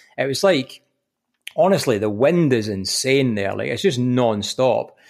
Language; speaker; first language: English; native; English